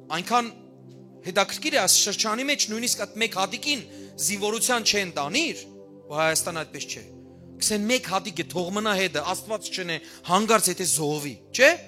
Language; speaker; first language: Armenian; early bilingual, heritage; Armenian